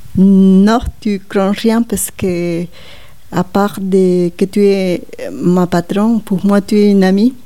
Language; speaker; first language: French; non-native, learner; Spanish